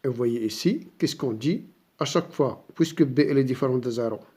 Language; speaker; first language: French; non-native, local second language; Arabic